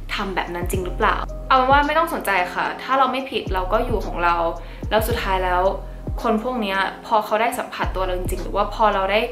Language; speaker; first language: Thai; early bilingual, heritage; Thai